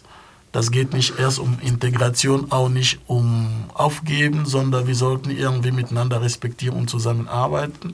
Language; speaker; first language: German; non-native, fluent; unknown